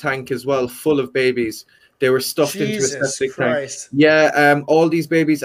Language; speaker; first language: English; native; English